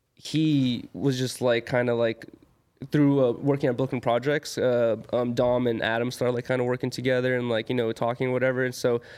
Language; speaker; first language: English; native; English